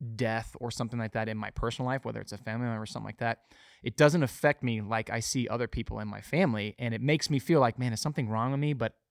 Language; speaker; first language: English; native; English